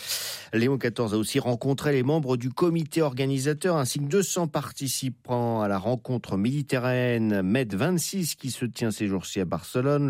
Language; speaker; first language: French; native; French